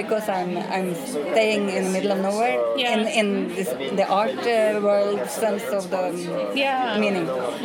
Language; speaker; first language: English; non-native, fluent; Norwegian